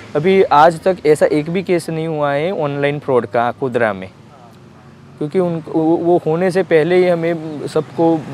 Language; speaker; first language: Hindi; non-native, local second language; Gujarati